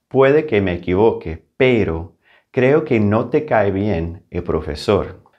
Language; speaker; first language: Spanish; non-native, fluent; English